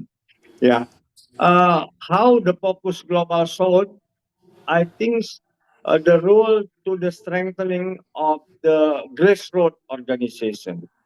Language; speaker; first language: English; non-native, learner; Indonesian